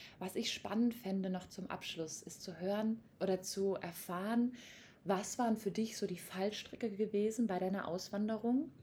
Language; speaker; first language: German; native; German